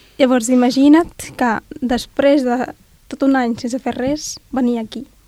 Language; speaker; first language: Catalan; non-native, fluent; Arabic